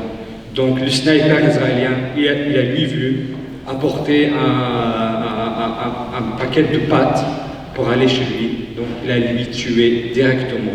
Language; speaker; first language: French; non-native, fluent; Arabic